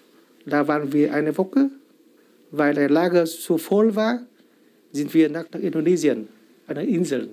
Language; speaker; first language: German; non-native, learner; Vietnamese